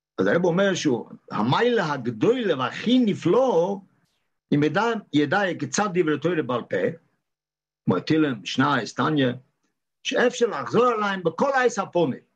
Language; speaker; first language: Hebrew; non-native, local second language; Yiddish